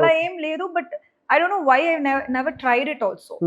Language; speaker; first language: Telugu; non-native, learner; Tamil